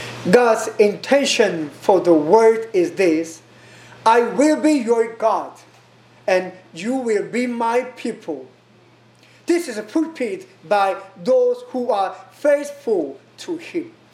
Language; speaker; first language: English; non-native, learner; Korean